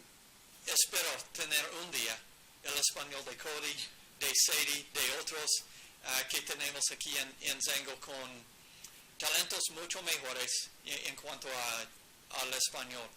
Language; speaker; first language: Spanish; non-native, learner; English